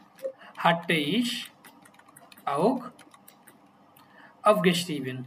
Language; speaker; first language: German; non-native, fluent; Bangla